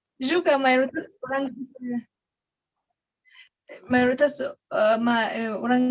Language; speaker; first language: Indonesian; non-native, learner; Arabic